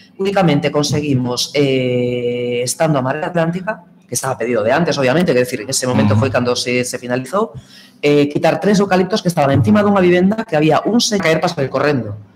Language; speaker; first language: Galician; native; Galician